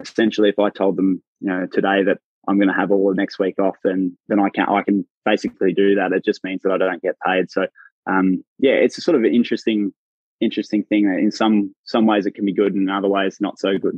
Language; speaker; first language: English; native; English